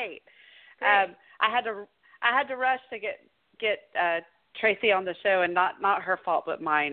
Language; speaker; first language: English; native; English